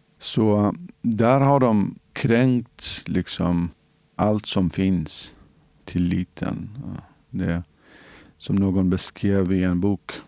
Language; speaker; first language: Swedish; non-native, fluent; Central Kurdish